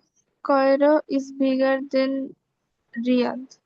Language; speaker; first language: English; non-native, learner; Bangla